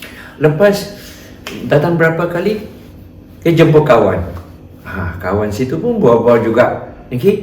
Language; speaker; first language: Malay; non-native, local second language; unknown